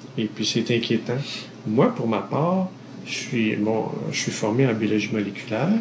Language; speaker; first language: French; native; French